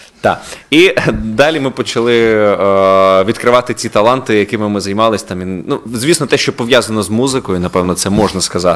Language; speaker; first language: Ukrainian; native; Ukrainian